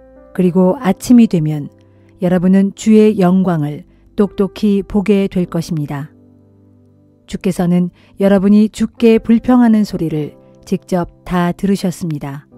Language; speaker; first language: Korean; native; Korean